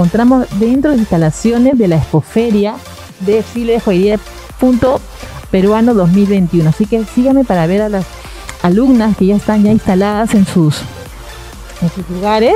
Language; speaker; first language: Spanish; native; Spanish